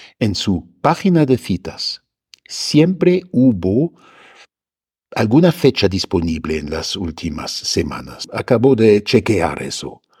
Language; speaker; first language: Spanish; non-native, fluent; German